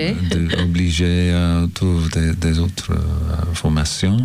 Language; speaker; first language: French; non-native, learner; English